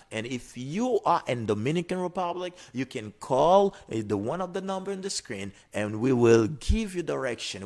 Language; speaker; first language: English; non-native, fluent; Haitian Creole